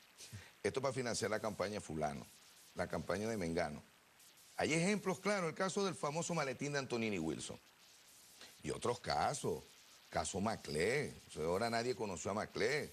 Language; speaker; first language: Spanish; native; Spanish